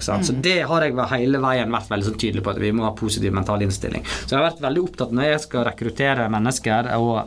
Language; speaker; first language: Norwegian; native; Norwegian